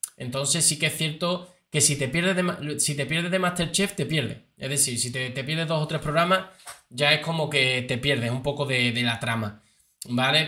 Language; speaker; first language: Spanish; native; Spanish